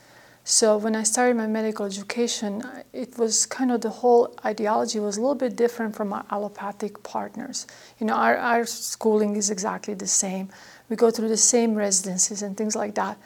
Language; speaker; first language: English; non-native, fluent; Croatian